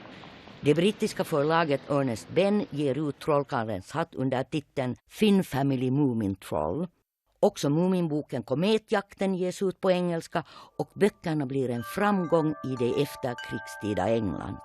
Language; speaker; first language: Swedish; native; Swedish